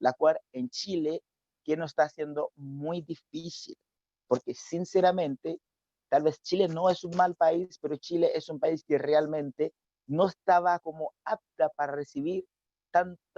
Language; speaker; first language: Spanish; non-native, fluent; Haitian Creole